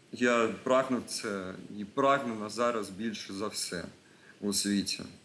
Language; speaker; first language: Ukrainian; non-native, local second language; Russian